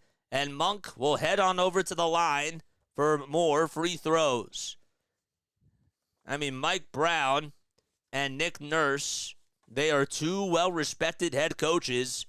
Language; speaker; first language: English; native; English